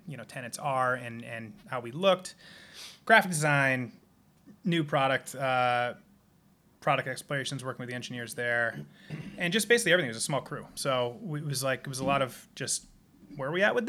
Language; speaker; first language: English; native; English